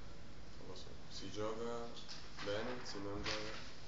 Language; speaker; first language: Italian; non-native, learner; German